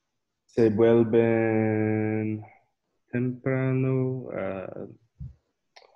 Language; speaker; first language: Spanish; non-native, learner; English